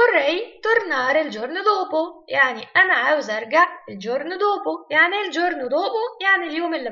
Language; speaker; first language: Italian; non-native, fluent; Arabic